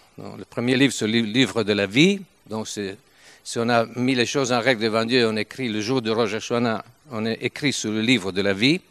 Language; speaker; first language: French; non-native, fluent; Italian